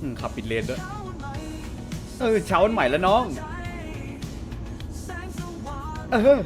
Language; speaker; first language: Thai; native; Thai